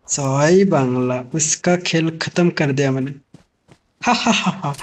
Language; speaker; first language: Hindi; non-native, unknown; Bangla